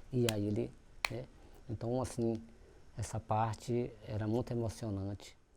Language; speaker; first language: Portuguese; non-native, local second language; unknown